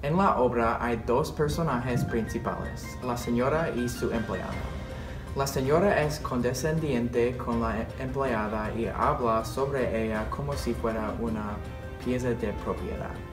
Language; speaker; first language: Spanish; non-native, learner; English